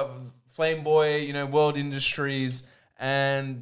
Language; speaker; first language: English; non-native, local second language; Croatian